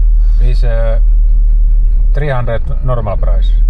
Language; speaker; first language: English; non-native, learner; Finnish